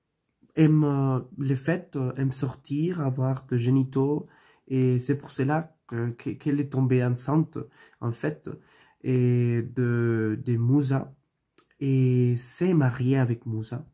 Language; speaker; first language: French; non-native, learner; Spanish